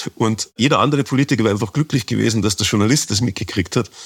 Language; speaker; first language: German; native; German